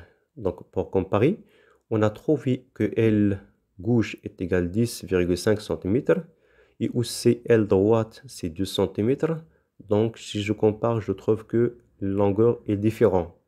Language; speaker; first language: French; non-native, local second language; Arabic